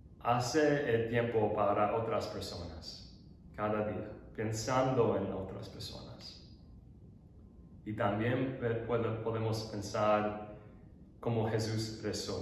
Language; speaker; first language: Spanish; non-native, learner; English